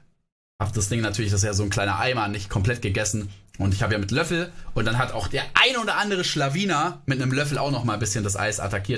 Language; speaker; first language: German; native; German